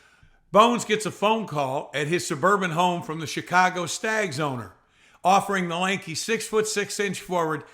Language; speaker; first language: English; native; English